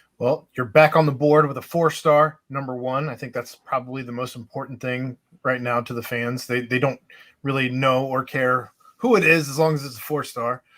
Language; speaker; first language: English; native; English